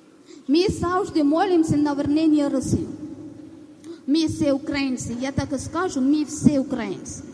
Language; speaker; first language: Ukrainian; non-native, learner; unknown